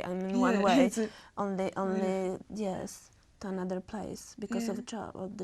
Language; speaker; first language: English; non-native, learner; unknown